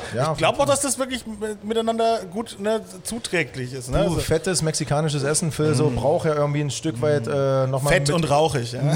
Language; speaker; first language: German; native; German